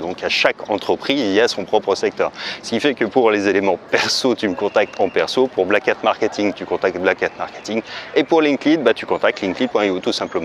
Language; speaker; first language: French; native; French